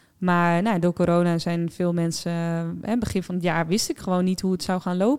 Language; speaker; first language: Dutch; native; Dutch